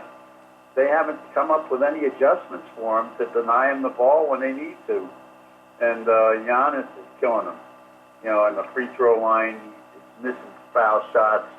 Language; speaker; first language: English; native; English